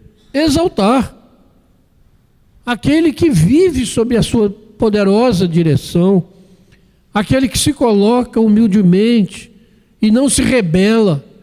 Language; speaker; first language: Portuguese; native; Portuguese